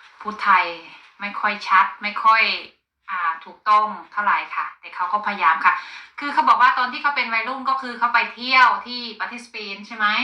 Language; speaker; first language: Thai; native; Thai